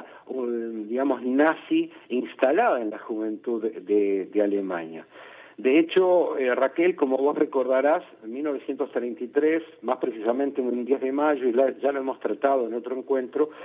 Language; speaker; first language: Spanish; native; Spanish